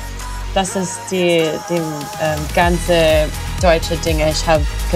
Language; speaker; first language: German; non-native, learner; English